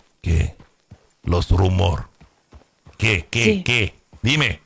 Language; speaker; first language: Spanish; non-native, learner; French